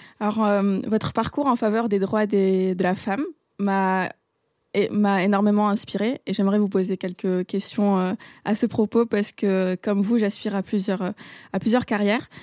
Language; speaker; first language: French; non-native, local second language; Arabic